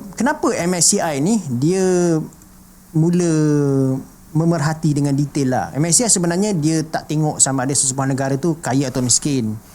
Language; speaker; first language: Malay; native; Malay